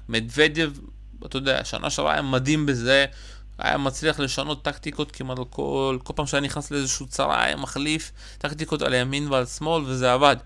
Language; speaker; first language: Hebrew; early bilingual, other home language; Russian